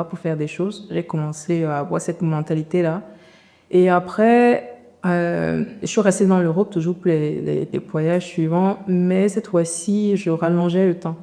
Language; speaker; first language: French; native; French